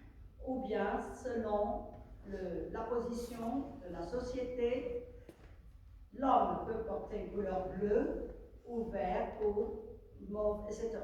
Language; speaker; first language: French; non-native, fluent; Vietnamese